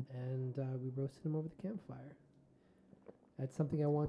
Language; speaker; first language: English; native; English